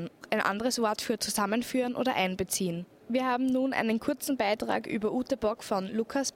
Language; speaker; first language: German; native; German